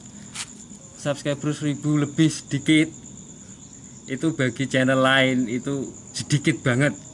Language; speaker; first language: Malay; non-native, local second language; Javanese